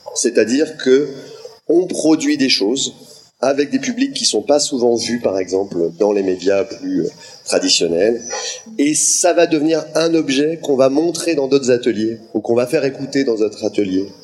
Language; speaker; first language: French; native; French